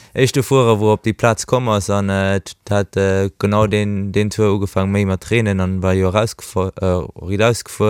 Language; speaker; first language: Luxembourgish; early bilingual, other home language; Portuguese